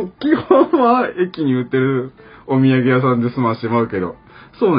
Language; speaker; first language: Japanese; native; Japanese